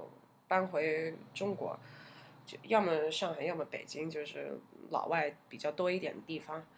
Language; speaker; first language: Chinese; early bilingual, heritage; Chinese